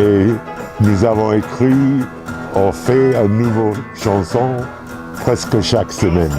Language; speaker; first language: French; non-native, fluent; English